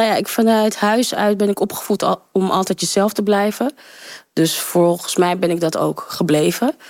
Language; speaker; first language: Dutch; early bilingual, other home language; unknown